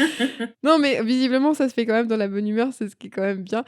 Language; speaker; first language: French; native; French